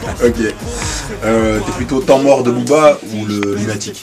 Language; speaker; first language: French; native; French